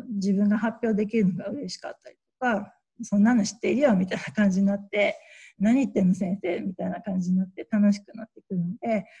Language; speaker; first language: Japanese; native; Japanese